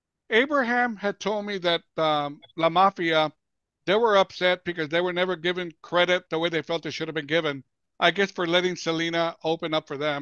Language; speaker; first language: English; early bilingual, other home language; Spanish